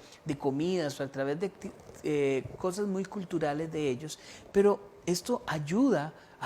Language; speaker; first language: Spanish; native; Spanish